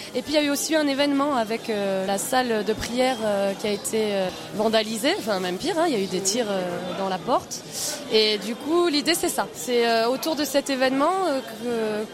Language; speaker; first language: French; native; French